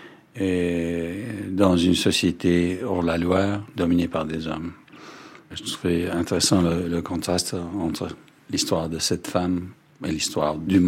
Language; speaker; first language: French; non-native, fluent; Danish